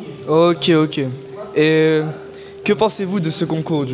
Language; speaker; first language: French; native; French